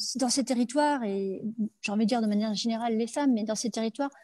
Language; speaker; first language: French; native; French